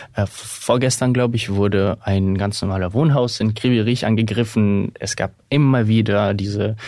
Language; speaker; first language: German; non-native, fluent; Ukrainian